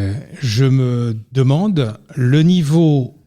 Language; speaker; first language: French; native; French